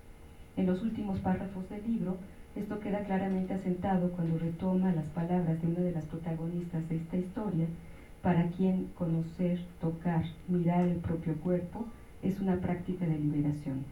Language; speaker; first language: Spanish; native; Spanish